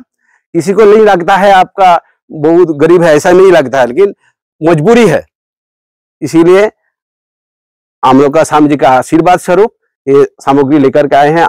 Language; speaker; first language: Hindi; non-native, local second language; Bangla